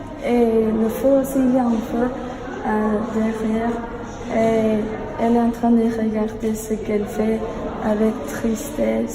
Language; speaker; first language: French; non-native, learner; English